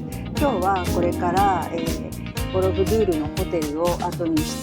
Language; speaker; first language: Japanese; native; Japanese